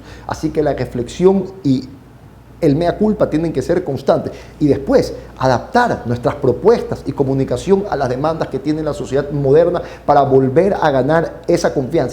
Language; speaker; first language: Spanish; native; Spanish